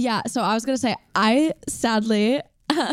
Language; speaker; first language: English; native; English